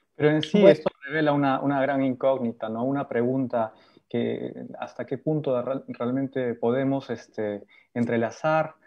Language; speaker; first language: Spanish; native; Spanish